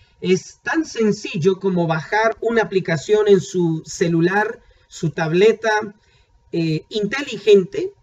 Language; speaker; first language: Spanish; native; Spanish